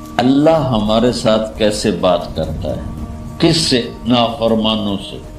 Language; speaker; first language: Urdu; non-native, local second language; Punjabi